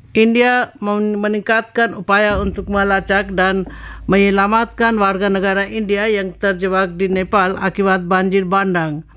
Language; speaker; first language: Indonesian; non-native, fluent; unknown